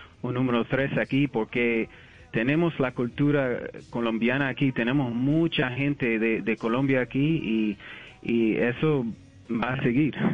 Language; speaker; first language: Spanish; early bilingual, heritage; English